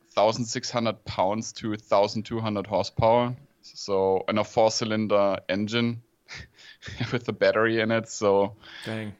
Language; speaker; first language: English; non-native, fluent; German